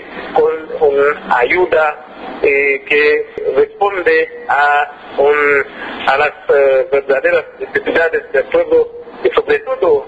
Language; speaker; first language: Spanish; non-native, fluent; French